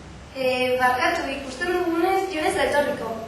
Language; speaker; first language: Basque; non-native, local second language; Spanish